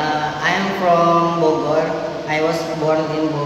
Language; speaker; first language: English; non-native, learner; Indonesian